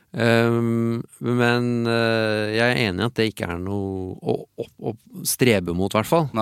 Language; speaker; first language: Norwegian; native; Norwegian